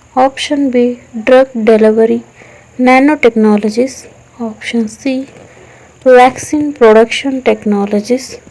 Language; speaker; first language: English; non-native, local second language; Kannada